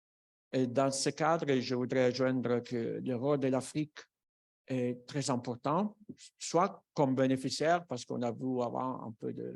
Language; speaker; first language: French; non-native, fluent; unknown